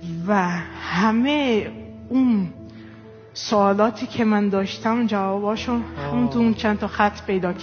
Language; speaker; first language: Persian; non-native, fluent; Portuguese